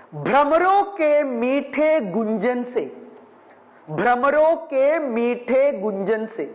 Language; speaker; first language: Hindi; non-native, local second language; Malayalam